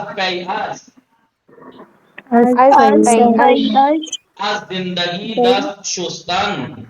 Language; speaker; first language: Persian; non-native, fluent; Urdu